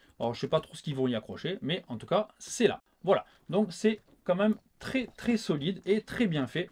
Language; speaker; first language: French; native; French